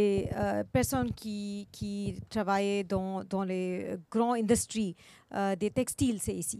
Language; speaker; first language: French; non-native, learner; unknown